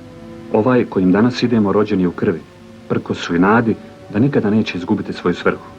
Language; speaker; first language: Bosnian; native; Bosnian